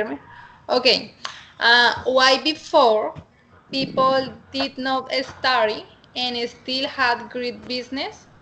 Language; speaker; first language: English; non-native, learner; Spanish